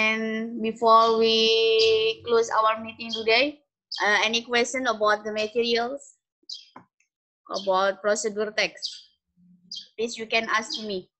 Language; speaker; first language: English; non-native, learner; Indonesian